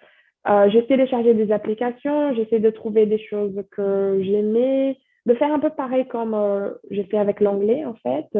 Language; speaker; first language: French; non-native, fluent; Portuguese